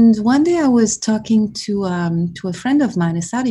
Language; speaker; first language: English; non-native, fluent; French